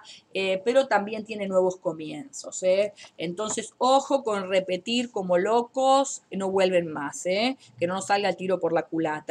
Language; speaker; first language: Spanish; native; Spanish